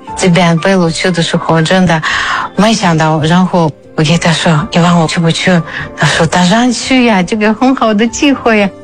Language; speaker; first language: Chinese; non-native, fluent; Russian